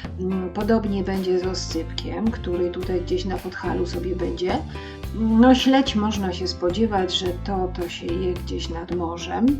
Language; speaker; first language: Polish; native; Polish